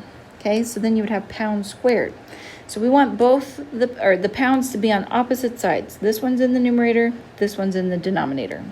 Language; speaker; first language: English; native; English